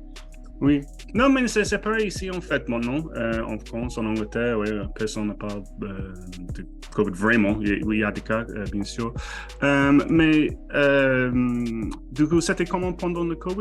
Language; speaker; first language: French; non-native, fluent; English